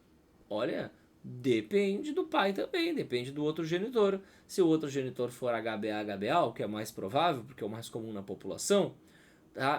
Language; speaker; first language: Portuguese; native; Portuguese